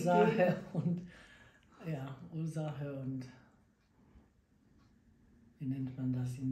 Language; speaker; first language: German; non-native, fluent; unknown